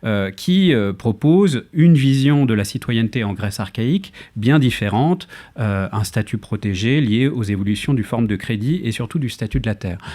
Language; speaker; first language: French; native; French